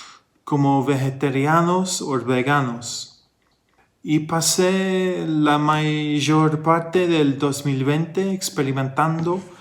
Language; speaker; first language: Spanish; non-native, fluent; English